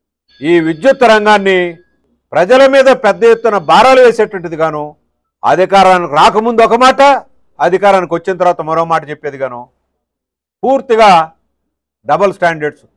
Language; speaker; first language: Telugu; native; Telugu